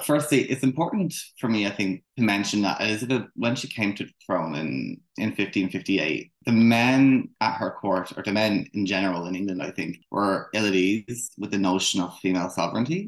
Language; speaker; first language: English; native; English